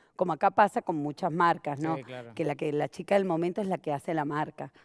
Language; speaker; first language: Spanish; native; Spanish